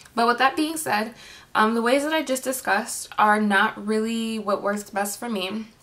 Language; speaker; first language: English; native; English